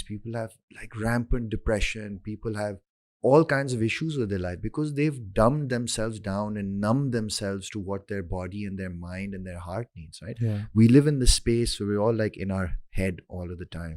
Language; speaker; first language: English; non-native, local second language; Urdu